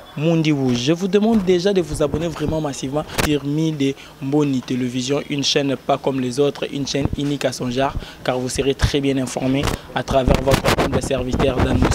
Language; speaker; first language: French; non-native, local second language; Lingala